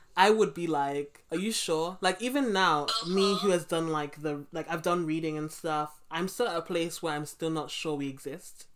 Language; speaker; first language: English; native; English